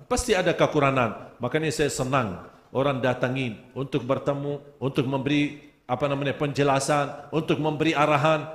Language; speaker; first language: Malay; non-native, fluent; Arabic